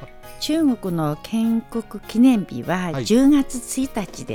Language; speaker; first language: Japanese; non-native, fluent; Chinese